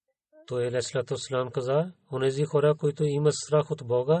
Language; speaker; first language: Bulgarian; non-native, learner; Urdu